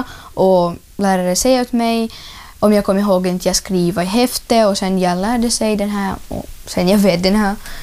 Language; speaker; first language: Swedish; non-native, learner; Ukrainian